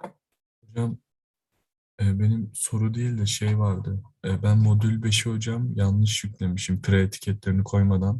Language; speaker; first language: Turkish; native; Turkish